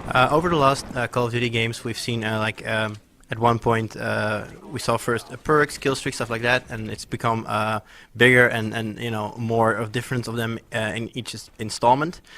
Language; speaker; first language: English; non-native, fluent; Dutch